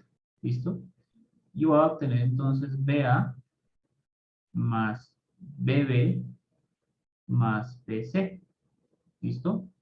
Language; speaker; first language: Spanish; native; Spanish